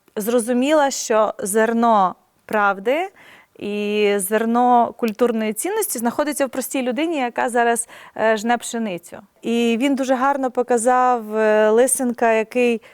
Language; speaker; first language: Ukrainian; native; Ukrainian